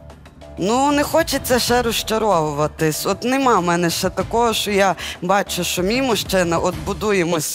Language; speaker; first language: Ukrainian; native; Ukrainian